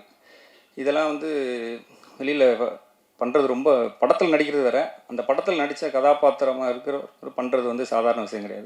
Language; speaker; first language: Tamil; native; Tamil